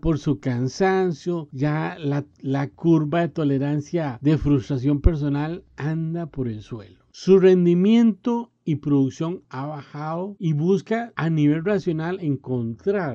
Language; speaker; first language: Spanish; native; Spanish